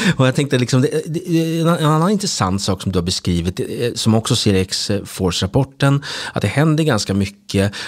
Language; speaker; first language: Swedish; native; Swedish